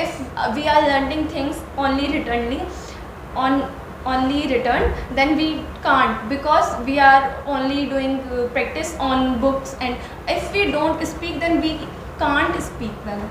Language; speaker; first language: English; non-native, learner; Hindi